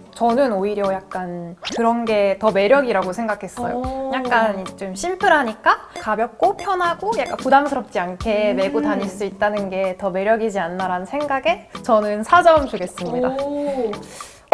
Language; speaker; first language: Korean; non-native, fluent; French